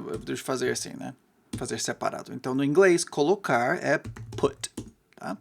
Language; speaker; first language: Portuguese; non-native, fluent; English